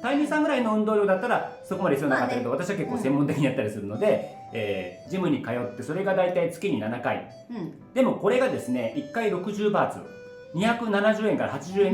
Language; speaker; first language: Japanese; native; Japanese